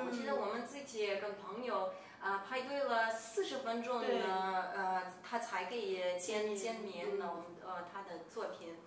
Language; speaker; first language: Chinese; non-native, fluent; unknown